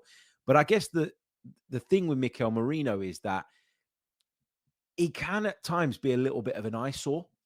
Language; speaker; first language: English; native; English